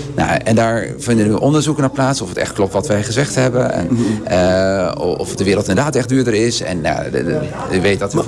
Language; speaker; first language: Dutch; non-native, local second language; Papiamento